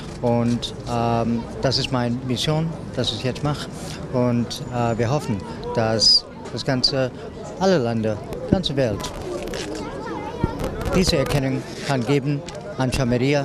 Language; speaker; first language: German; non-native, learner; Dutch